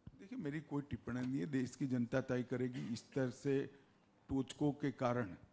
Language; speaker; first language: Hindi; non-native, local second language; Gujarati